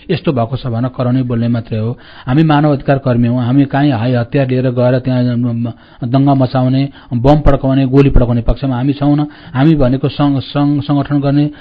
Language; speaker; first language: Nepali; native; Nepali